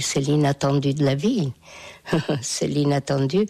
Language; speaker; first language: French; non-native, fluent; Hungarian